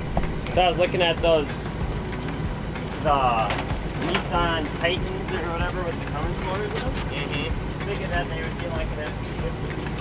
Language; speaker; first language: English; native; English